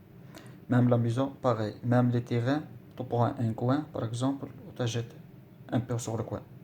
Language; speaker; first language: French; non-native, learner; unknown